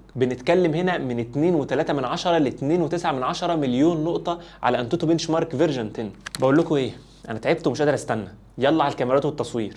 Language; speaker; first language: Arabic; native; Arabic